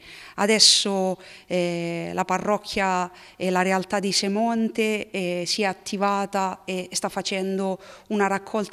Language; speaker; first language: Italian; native; Italian